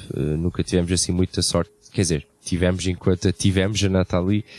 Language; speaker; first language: Portuguese; early bilingual, heritage; Portuguese